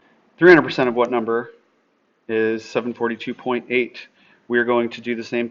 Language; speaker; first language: English; native; English